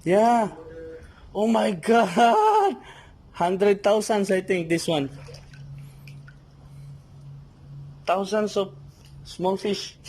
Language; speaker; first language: English; non-native, local second language; Filipino